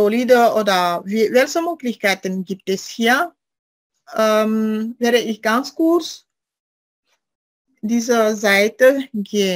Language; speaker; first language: German; non-native, fluent; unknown